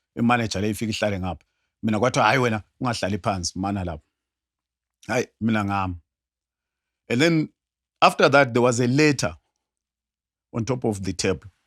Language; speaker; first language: Zulu; native; Zulu